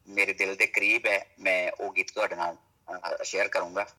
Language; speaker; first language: Punjabi; native; Punjabi